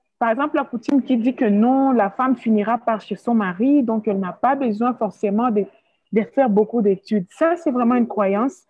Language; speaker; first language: French; non-native, local second language; Swahili